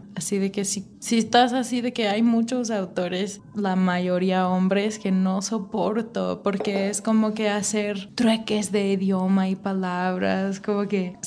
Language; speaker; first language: Spanish; non-native, fluent; English